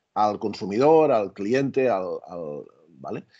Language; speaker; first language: Spanish; native; Spanish